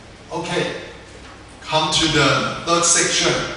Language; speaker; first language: English; non-native, fluent; Thai